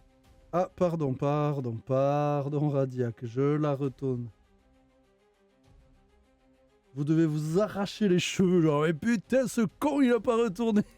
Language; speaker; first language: French; native; French